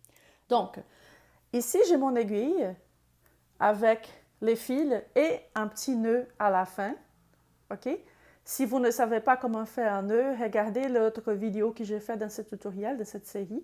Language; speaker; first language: French; non-native, fluent; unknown